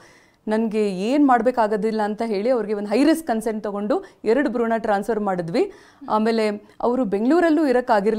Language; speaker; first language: Kannada; native; Kannada